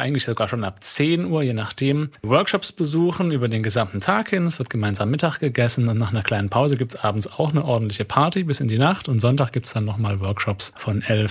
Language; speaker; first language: German; native; German